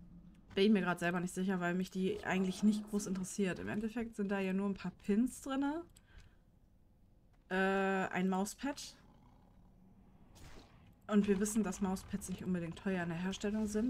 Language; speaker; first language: German; native; German